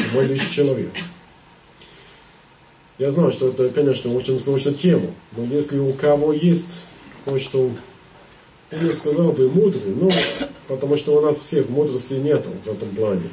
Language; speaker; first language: Russian; non-native, fluent; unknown